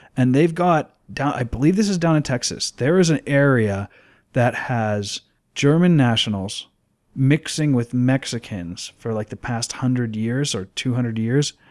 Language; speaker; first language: English; native; English